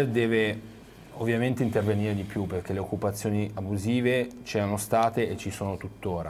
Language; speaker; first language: Italian; native; Italian